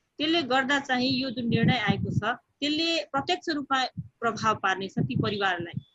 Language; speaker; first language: Nepali; non-native, local second language; Bhojpuri